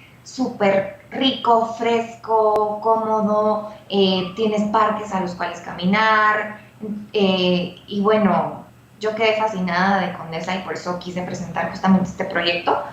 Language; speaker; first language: Spanish; native; Spanish